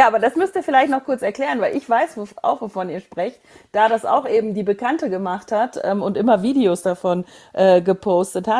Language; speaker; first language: German; native; German